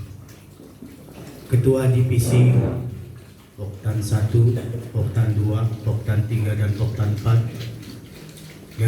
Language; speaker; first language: Indonesian; native; Indonesian